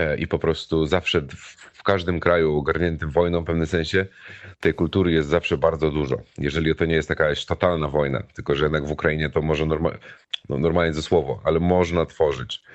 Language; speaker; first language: Polish; native; Polish